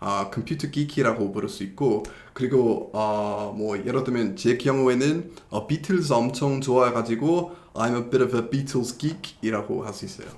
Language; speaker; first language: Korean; non-native, fluent; English